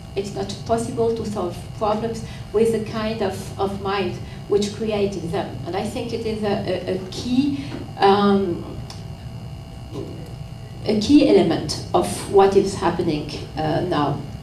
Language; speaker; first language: English; non-native, fluent; French